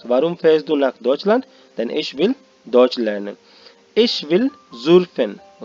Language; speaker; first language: German; non-native, learner; Hindi